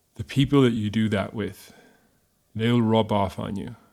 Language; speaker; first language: English; native; English